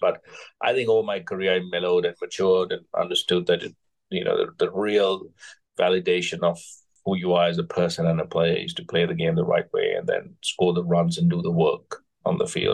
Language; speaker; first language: English; non-native, local second language; Sinhala